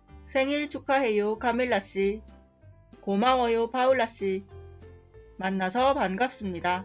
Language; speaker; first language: Korean; non-native, fluent; Spanish